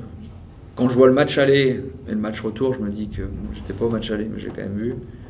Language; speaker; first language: French; native; French